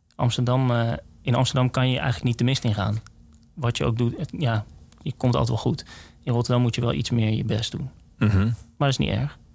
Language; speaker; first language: Dutch; native; Dutch